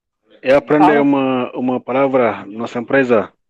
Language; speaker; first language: Portuguese; non-native, learner; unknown